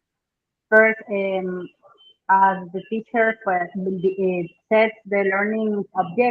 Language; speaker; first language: English; non-native, fluent; Spanish